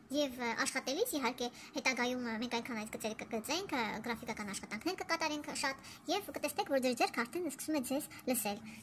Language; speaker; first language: Armenian; early bilingual, heritage; Armenian